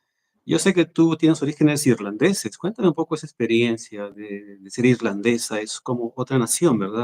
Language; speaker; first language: Spanish; native; Spanish